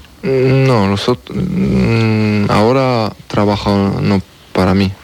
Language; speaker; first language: Spanish; non-native, learner; French